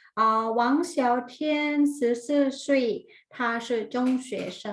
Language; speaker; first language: Chinese; non-native, fluent; Thai